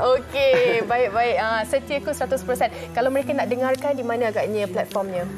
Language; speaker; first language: Malay; native; Malay